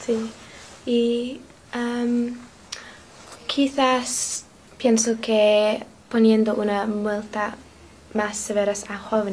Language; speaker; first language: Spanish; non-native, learner; English